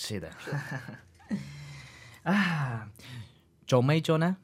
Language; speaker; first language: Chinese; non-native, learner; Spanish